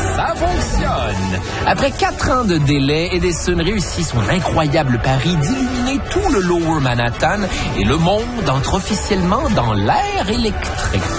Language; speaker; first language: French; native; French